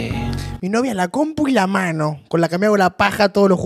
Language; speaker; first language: Spanish; native; Spanish